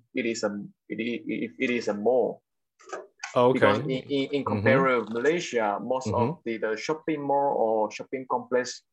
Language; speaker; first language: English; non-native, local second language; Chinese